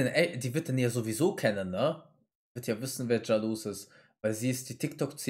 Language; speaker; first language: German; native; German